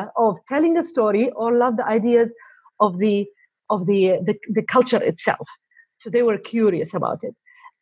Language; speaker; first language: English; native; English